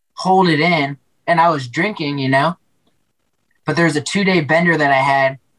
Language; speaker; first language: English; native; English